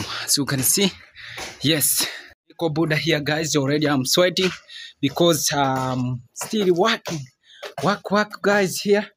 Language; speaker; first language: English; non-native, learner; Swahili